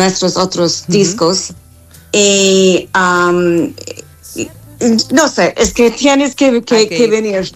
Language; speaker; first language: Spanish; non-native, fluent; English